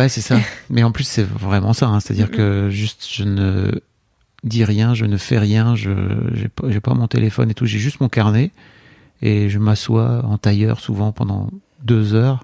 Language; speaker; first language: French; native; French